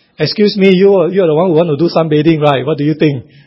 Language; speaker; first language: English; non-native, local second language; Chinese